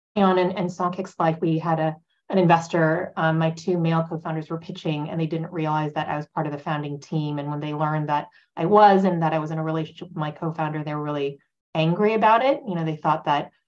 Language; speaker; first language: English; native; English